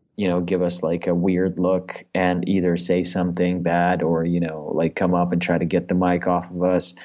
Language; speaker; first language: English; non-native, fluent; Russian